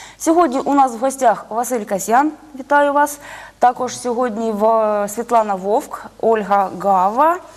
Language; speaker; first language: Ukrainian; native; Ukrainian